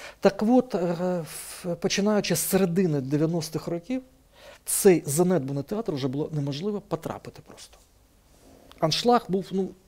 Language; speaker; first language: Ukrainian; native; Ukrainian